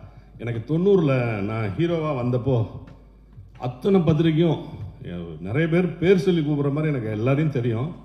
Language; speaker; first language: Tamil; native; Tamil